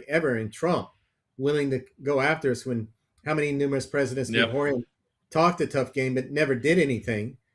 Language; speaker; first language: English; native; English